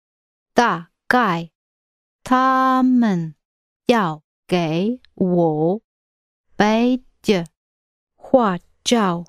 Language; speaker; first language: Chinese; non-native, learner; English